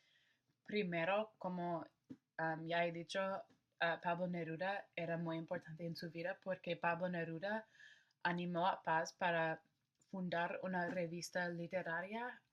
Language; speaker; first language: Spanish; non-native, learner; English